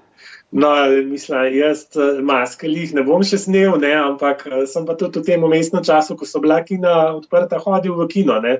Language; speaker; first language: Slovenian; native; Slovenian